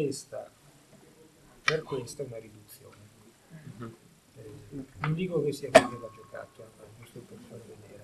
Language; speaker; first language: Italian; native; Italian